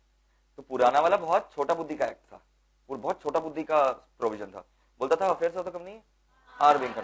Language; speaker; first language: Hindi; non-native, local second language; Bangla